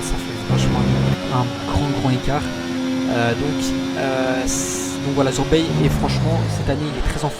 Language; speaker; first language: French; native; French